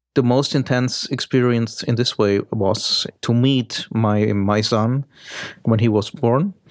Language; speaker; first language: English; early bilingual, heritage; German